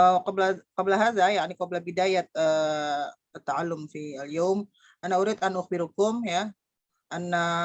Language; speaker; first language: Arabic; non-native, fluent; Indonesian